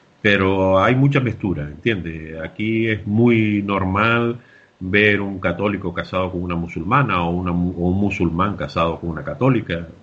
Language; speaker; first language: Spanish; native; Spanish